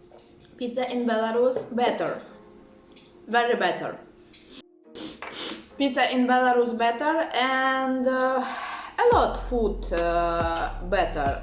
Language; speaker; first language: English; non-native, learner; Russian